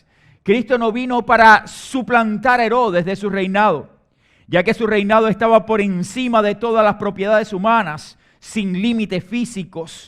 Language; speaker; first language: Spanish; native; Spanish